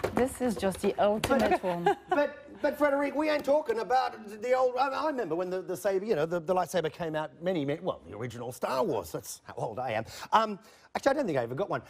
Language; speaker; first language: English; native; English